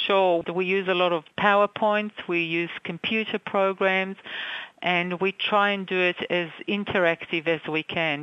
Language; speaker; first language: English; non-native, fluent; Hebrew